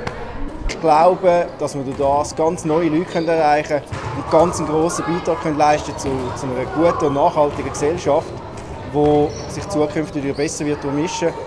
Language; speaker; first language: German; native; German